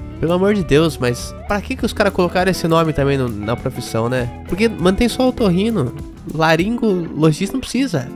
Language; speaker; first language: Portuguese; native; Portuguese